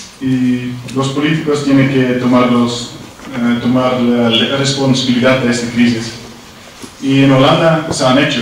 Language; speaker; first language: Spanish; non-native, learner; Dutch